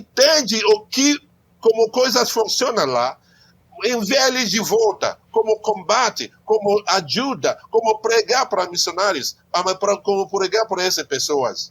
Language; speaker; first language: Portuguese; non-native, learner; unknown